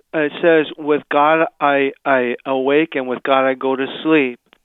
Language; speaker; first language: English; early bilingual, other home language; Spanish